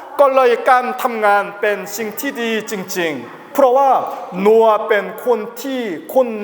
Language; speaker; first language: Thai; non-native, learner; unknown